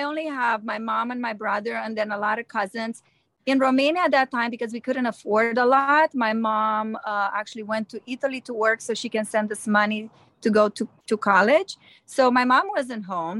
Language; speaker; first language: English; non-native, fluent; Romanian